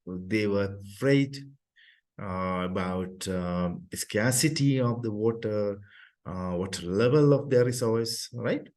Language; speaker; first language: English; non-native, local second language; Sinhala